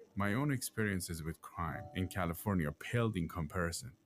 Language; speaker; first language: English; non-native, fluent; Persian